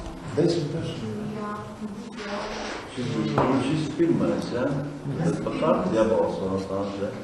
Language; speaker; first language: Latvian; native; Latvian